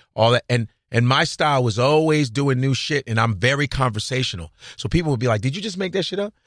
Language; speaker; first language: English; native; English